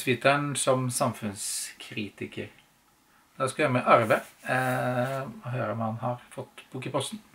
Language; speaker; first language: Norwegian; native; Norwegian